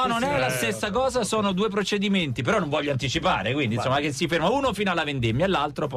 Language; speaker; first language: Italian; native; Italian